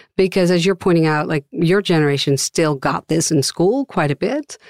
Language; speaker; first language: English; non-native, fluent; Dutch